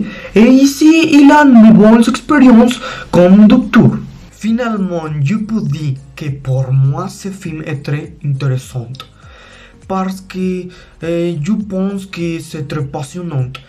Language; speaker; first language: French; non-native, learner; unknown